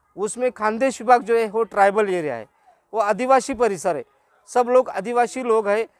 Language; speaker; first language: Hindi; non-native, local second language; Marathi